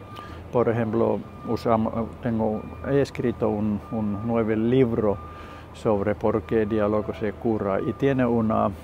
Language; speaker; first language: Spanish; non-native, learner; Finnish